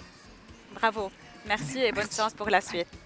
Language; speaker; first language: French; native; French